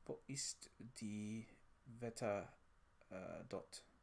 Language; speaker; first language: German; non-native, learner; English